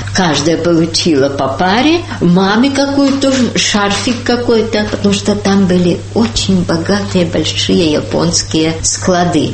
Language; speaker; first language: Russian; early bilingual, heritage; Russian